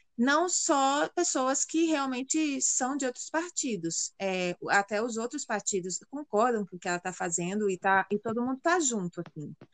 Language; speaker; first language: Portuguese; native; Portuguese